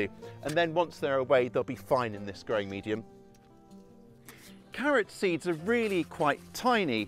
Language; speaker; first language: English; native; English